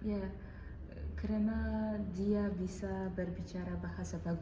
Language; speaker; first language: Indonesian; non-native, learner; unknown